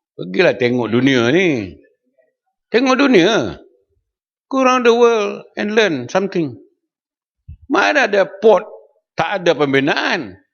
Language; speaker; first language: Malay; native; Malay